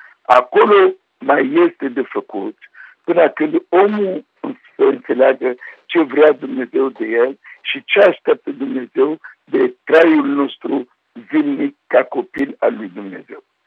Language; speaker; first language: Romanian; non-native, fluent; Sango